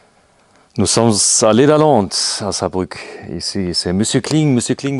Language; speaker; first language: French; non-native, learner; German